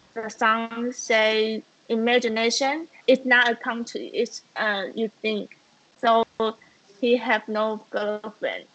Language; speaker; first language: English; non-native, learner; Chinese